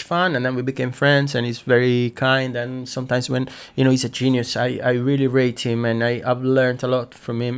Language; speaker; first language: English; non-native, fluent; Italian